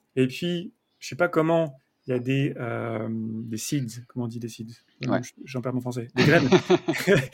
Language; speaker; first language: French; native; French